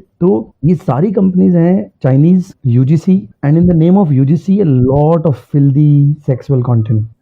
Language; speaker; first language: Hindi; native; Hindi